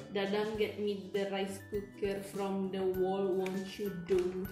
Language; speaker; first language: English; non-native, fluent; Indonesian